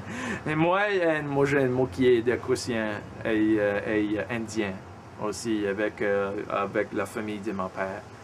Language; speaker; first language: French; early bilingual, heritage; French